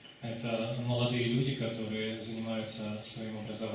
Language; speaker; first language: Russian; native; Russian